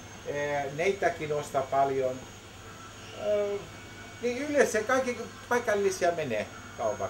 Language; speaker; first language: Finnish; non-native, learner; Greek